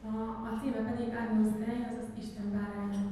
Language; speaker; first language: Hungarian; native; Hungarian